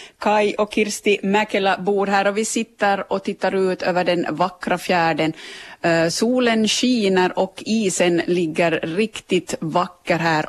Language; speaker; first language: Swedish; native; Swedish